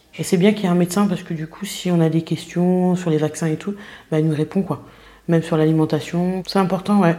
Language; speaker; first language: French; native; French